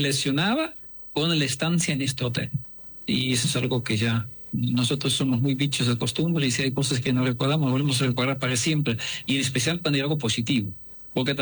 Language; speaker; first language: Spanish; non-native, fluent; Dutch